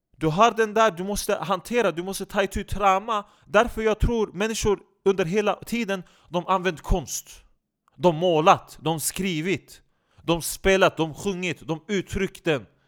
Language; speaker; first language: Swedish; non-native, fluent; Turkish